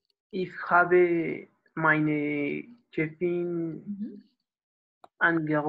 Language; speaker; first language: German; non-native, learner; Spanish